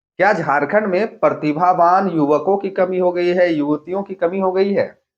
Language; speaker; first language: Hindi; native; Hindi